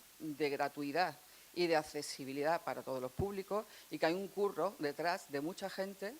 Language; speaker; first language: Spanish; native; Spanish